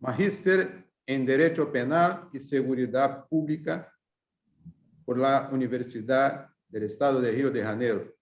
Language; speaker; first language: Spanish; non-native, fluent; Portuguese